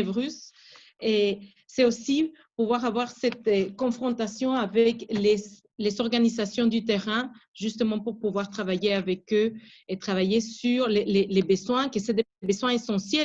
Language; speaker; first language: French; non-native, fluent; Spanish